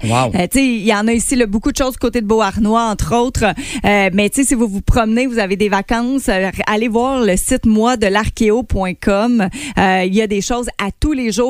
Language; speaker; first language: French; native; French